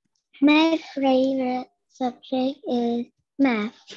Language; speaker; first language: English; non-native, learner; Vietnamese